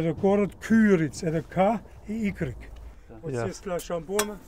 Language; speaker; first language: Russian; non-native, learner; German